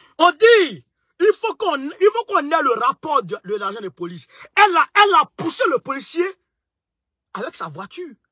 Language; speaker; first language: French; non-native, local second language; Bambara